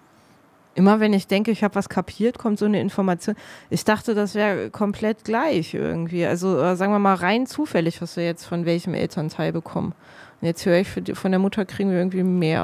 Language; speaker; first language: German; native; German